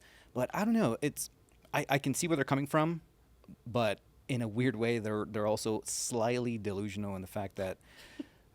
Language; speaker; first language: English; native; English